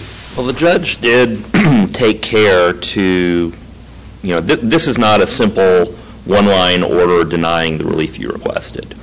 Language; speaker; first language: English; native; English